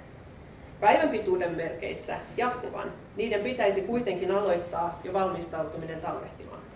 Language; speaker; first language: Finnish; native; Finnish